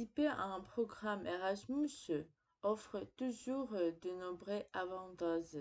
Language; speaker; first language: French; non-native, fluent; Greek